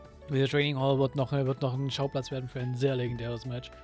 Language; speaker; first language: German; native; German